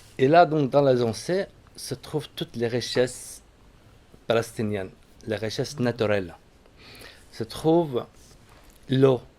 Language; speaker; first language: French; non-native, fluent; Arabic